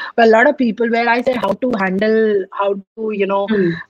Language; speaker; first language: English; non-native, local second language; Punjabi